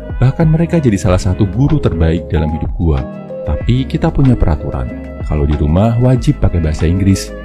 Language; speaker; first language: Indonesian; native; Indonesian